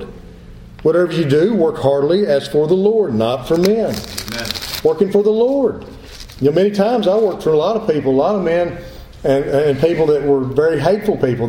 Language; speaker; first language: English; native; English